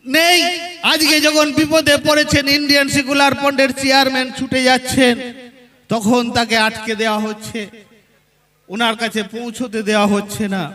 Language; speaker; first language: Bangla; non-native, local second language; Santali